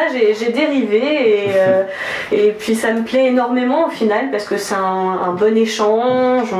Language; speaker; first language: French; native; French